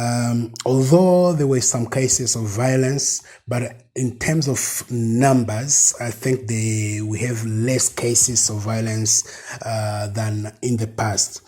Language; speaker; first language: English; non-native, fluent; Rundi